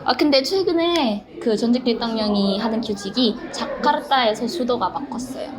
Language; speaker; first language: Korean; non-native, fluent; Indonesian